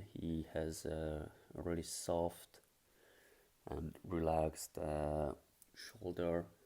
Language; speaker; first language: English; non-native, fluent; Hungarian